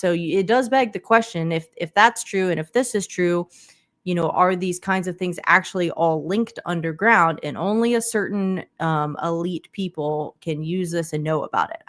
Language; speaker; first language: English; native; English